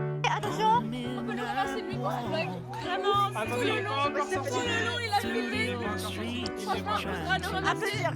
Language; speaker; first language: French; native; French